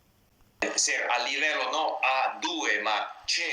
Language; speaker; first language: Italian; non-native, learner; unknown